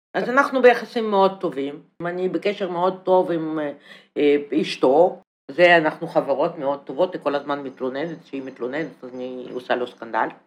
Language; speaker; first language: Hebrew; non-native, fluent; Russian